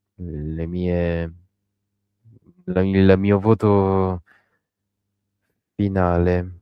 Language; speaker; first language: Italian; native; Italian